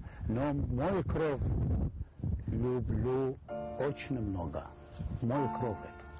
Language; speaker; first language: Russian; non-native, learner; Arabic